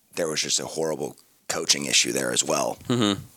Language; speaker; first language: English; native; English